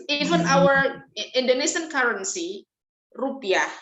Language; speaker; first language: English; non-native, fluent; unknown